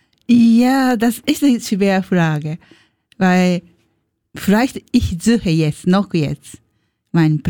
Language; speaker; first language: German; non-native, learner; Japanese